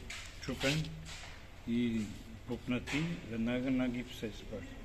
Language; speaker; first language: Bulgarian; non-native, local second language; Turkish